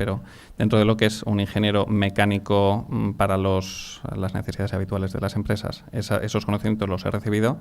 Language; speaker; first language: Spanish; native; Spanish